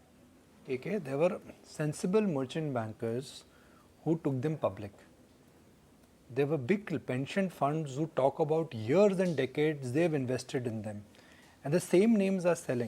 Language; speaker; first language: English; non-native, local second language; Hindi